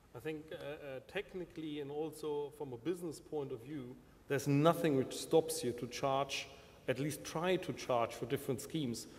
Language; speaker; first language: English; non-native, fluent; German